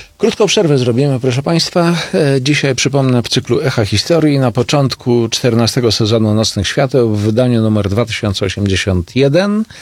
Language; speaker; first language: Polish; native; Polish